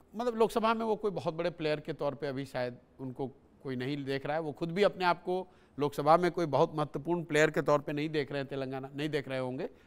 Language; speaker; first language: Hindi; native; Hindi